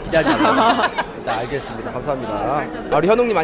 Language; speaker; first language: Korean; native; Korean